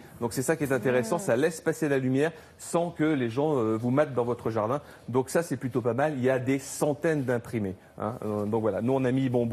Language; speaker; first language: French; native; French